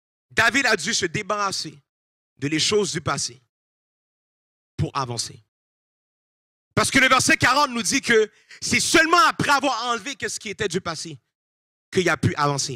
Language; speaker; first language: French; native; French